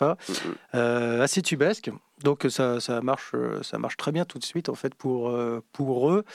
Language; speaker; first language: French; native; French